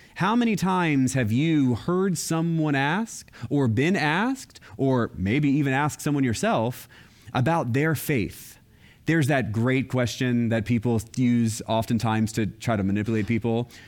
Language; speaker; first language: English; native; English